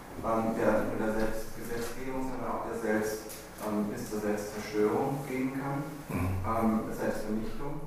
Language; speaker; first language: German; native; German